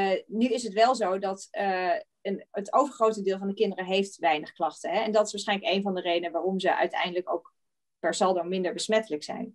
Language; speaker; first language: Dutch; native; Dutch